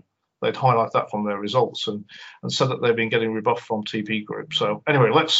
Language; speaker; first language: English; native; English